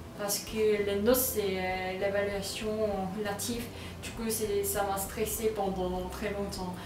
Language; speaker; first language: French; non-native, learner; Korean